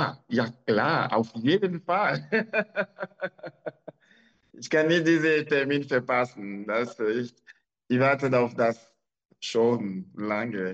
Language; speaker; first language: German; non-native, learner; French